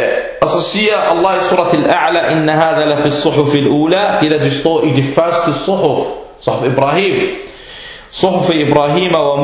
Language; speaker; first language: Danish; early bilingual, other home language; Arabic